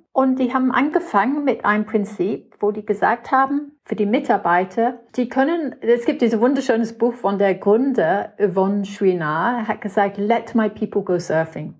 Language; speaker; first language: German; non-native, fluent; English